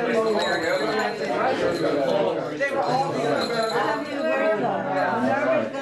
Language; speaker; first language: English; native; English